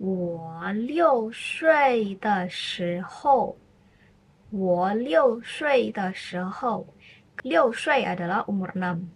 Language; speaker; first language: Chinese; non-native, fluent; Indonesian